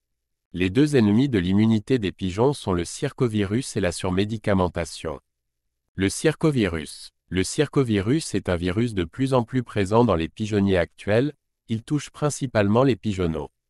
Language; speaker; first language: French; native; French